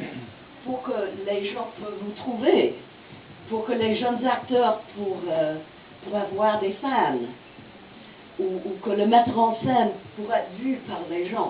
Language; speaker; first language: French; non-native, fluent; English